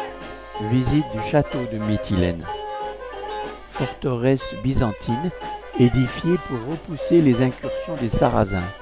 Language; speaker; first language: French; native; French